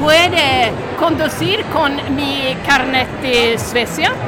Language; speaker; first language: Spanish; non-native, learner; Swedish